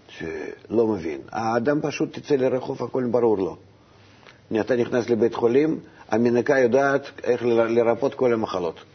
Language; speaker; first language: Hebrew; non-native, fluent; Russian